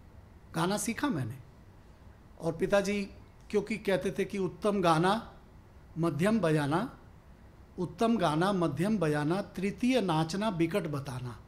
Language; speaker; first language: Hindi; native; Hindi